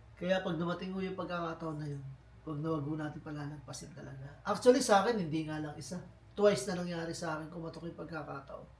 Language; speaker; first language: Filipino; native; Filipino